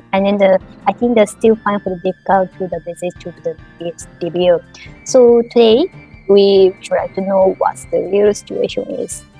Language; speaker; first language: English; non-native, learner; Japanese